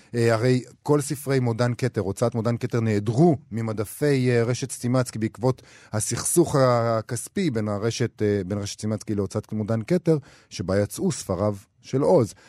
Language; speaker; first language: Hebrew; native; Hebrew